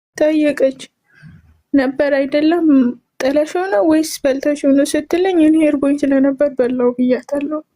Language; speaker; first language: Amharic; native; Amharic